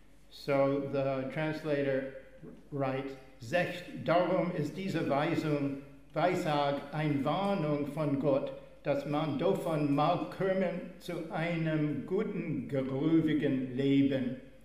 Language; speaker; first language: German; non-native, fluent; English